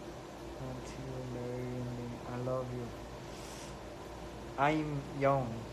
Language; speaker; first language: English; non-native, learner; Korean